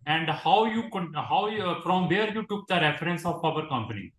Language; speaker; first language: English; non-native, local second language; Hindi